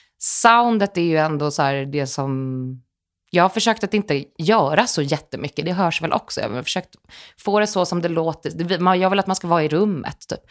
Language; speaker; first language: Swedish; native; Swedish